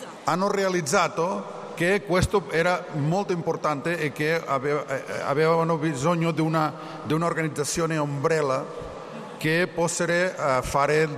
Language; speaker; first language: Italian; non-native, learner; Catalan